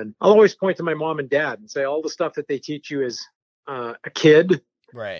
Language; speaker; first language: English; early bilingual, other home language; French